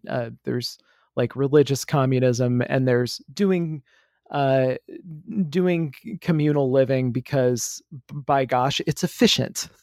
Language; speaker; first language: English; native; English